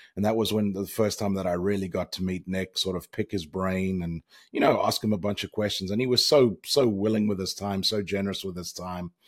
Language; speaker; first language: English; native; English